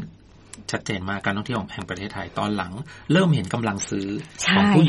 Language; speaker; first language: Thai; native; Thai